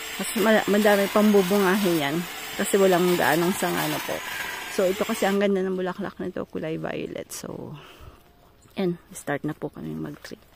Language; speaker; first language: Filipino; native; Filipino